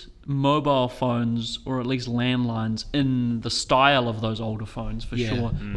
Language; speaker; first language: English; native; English